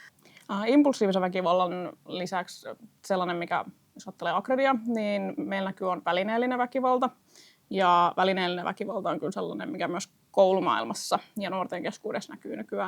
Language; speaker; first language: Finnish; native; Finnish